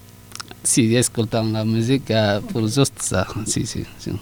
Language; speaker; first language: French; non-native, local second language; Susu